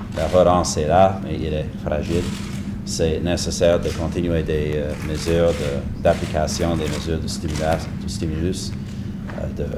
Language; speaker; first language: French; non-native, fluent; English